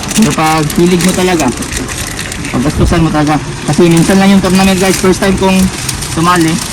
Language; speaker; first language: Filipino; non-native, local second language; Cebuano